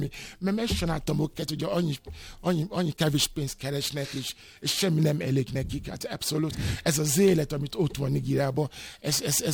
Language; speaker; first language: Hungarian; non-native, fluent; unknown